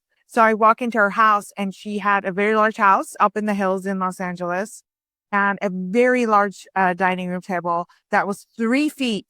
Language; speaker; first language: English; early bilingual, other home language; Persian